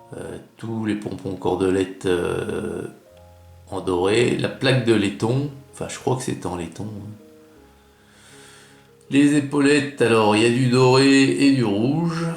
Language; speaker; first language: French; native; French